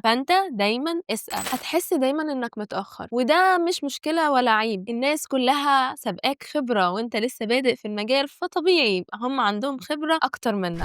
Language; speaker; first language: Arabic; native; Arabic